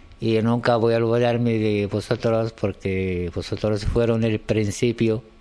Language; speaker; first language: Spanish; non-native, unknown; Arabic